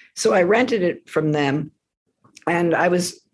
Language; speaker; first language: English; native; English